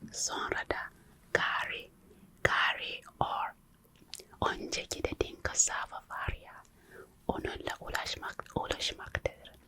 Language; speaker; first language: Turkish; non-native, local second language; English